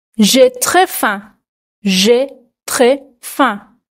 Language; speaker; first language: French; non-native, fluent; Persian